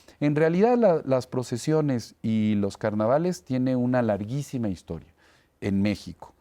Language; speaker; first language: Spanish; native; Spanish